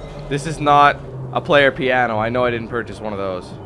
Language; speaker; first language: English; native; English